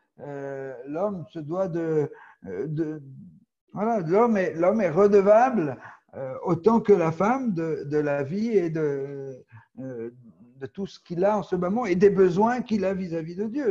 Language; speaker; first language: French; native; French